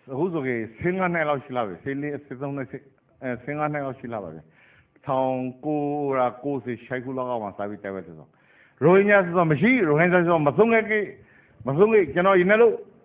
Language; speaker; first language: Burmese; native; Burmese